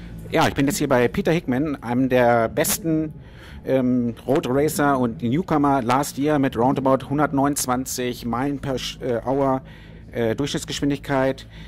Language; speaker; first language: German; native; German